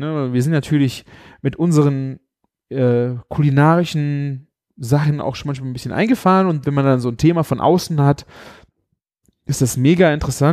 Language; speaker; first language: German; native; German